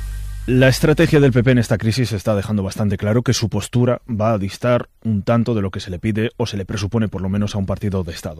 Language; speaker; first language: Spanish; native; Spanish